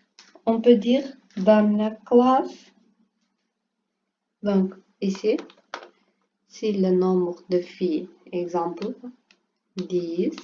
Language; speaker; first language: French; non-native, learner; Portuguese